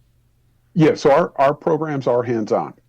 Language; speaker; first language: English; native; English